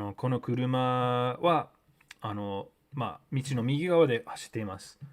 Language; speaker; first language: Japanese; early bilingual, other home language; English